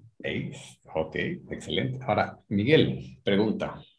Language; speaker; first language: Spanish; non-native, fluent; English